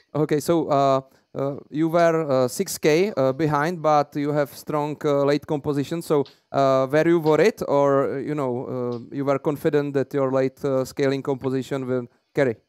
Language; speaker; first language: English; non-native, fluent; Czech